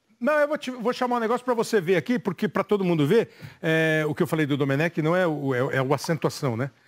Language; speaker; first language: Portuguese; native; Portuguese